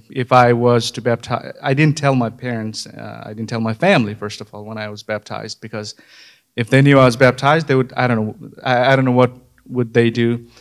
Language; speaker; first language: English; non-native, local second language; Nepali